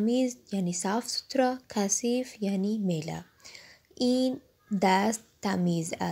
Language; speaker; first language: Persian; non-native, fluent; Urdu